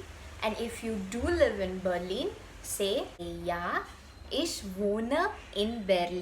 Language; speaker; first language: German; non-native, learner; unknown